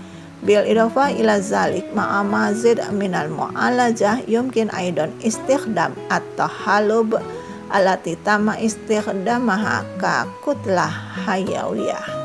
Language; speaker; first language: Arabic; non-native, fluent; Indonesian